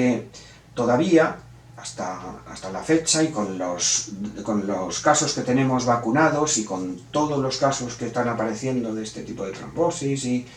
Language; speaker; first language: Spanish; native; Spanish